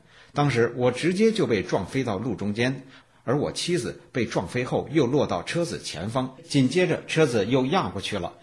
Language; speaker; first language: Chinese; native; Chinese